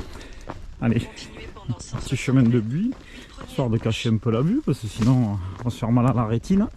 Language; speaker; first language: French; native; French